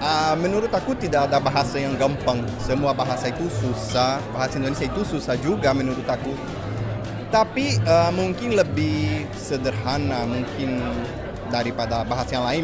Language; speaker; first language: Indonesian; non-native, fluent; Portuguese